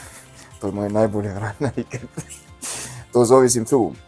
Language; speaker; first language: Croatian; non-native, learner; Arabic